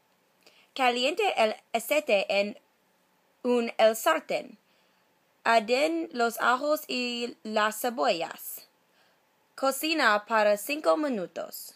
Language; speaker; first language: Spanish; non-native, learner; English